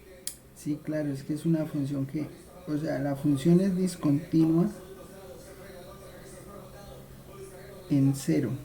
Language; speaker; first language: Spanish; native; Spanish